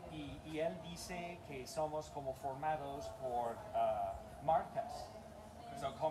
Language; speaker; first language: Spanish; non-native, learner; English